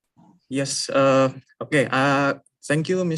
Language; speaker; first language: English; non-native, fluent; Indonesian